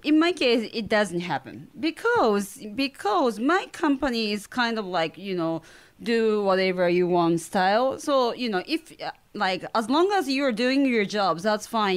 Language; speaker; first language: English; non-native, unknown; Japanese